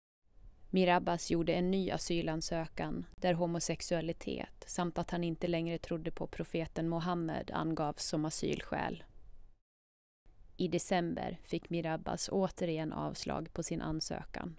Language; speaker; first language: Swedish; native; Swedish